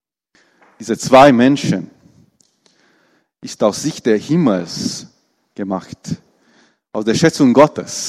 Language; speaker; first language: German; non-native, fluent; Romanian